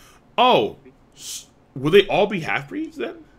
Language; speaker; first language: English; native; English